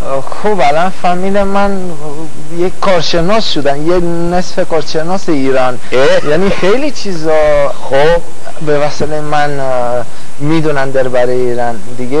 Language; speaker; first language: Persian; non-native, fluent; Romanian